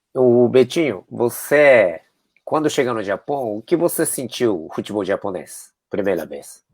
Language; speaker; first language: Portuguese; non-native, fluent; Japanese